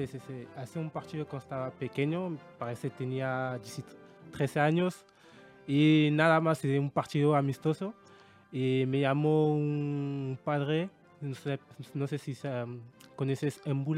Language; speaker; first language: Spanish; non-native, learner; French